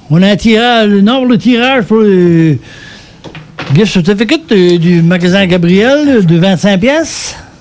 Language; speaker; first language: French; early bilingual, heritage; French